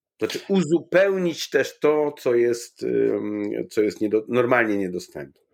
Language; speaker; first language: Polish; native; Polish